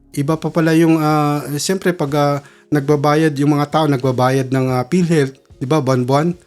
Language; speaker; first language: Filipino; early bilingual, heritage; Filipino